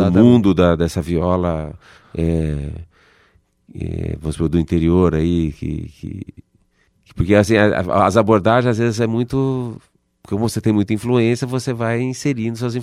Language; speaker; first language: Portuguese; native; Portuguese